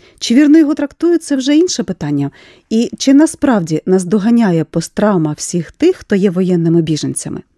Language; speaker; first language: Ukrainian; native; Ukrainian